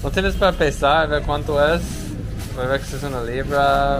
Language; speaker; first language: Spanish; non-native, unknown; English